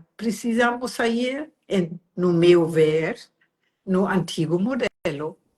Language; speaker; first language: Portuguese; non-native, fluent; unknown